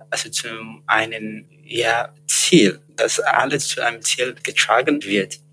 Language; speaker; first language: German; non-native, fluent; Yoruba